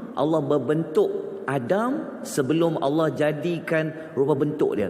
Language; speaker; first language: Malay; native; Malay